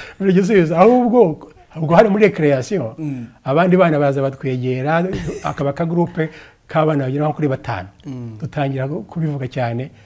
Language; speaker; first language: Kinyarwanda; early bilingual, heritage; Kinyarwanda